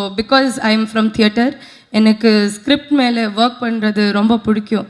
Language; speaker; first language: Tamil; non-native, learner; Kannada